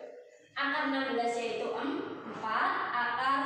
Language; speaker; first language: Indonesian; native; Indonesian